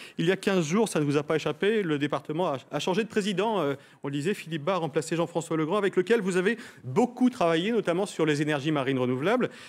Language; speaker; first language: French; native; French